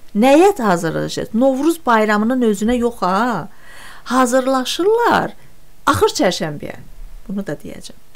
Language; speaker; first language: Azerbaijani; non-native, local second language; Talysh